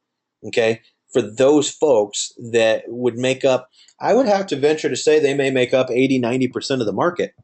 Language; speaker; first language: English; native; English